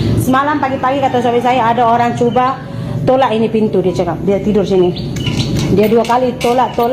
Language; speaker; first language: Indonesian; native; Indonesian